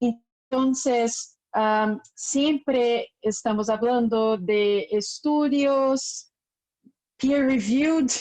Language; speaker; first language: Spanish; non-native, learner; Portuguese